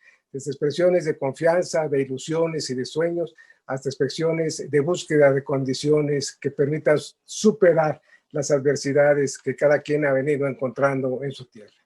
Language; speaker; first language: Spanish; native; Spanish